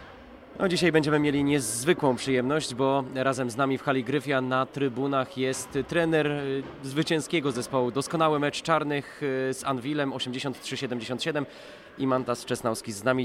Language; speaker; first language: Polish; native; Polish